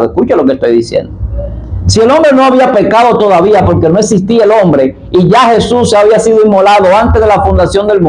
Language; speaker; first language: Spanish; native; Spanish